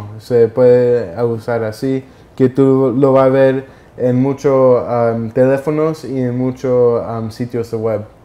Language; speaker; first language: Spanish; early bilingual, heritage; Spanish